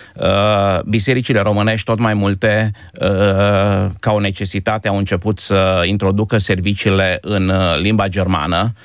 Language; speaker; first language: Romanian; native; Romanian